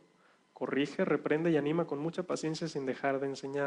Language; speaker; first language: Spanish; native; Spanish